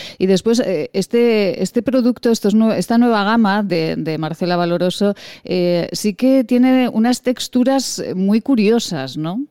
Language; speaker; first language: Spanish; native; Spanish